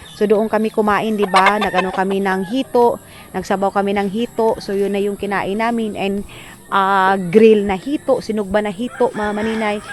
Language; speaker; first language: Filipino; non-native, local second language; Cebuano